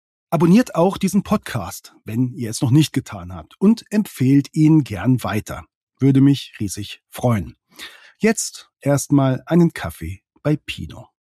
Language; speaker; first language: German; native; German